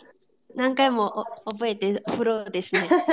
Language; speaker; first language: Japanese; non-native, fluent; Chinese